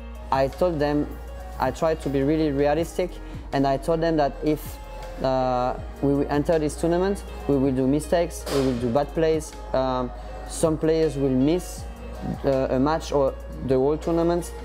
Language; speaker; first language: English; non-native, fluent; French